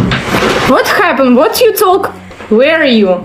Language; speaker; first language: English; non-native, learner; Russian